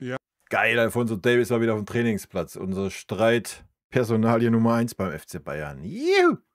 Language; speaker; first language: German; native; German